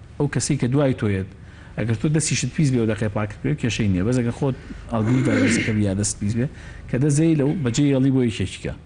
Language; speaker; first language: Central Kurdish; native; Central Kurdish